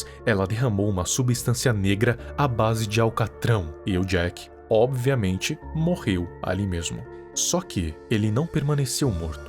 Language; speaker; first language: Portuguese; native; Portuguese